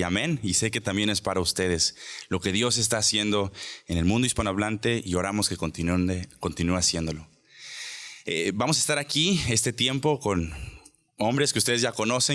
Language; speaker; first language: Spanish; native; Spanish